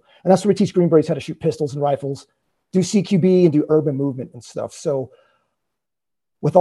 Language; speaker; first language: English; native; English